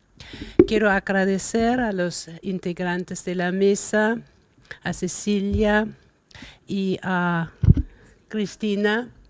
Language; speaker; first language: Spanish; non-native, fluent; German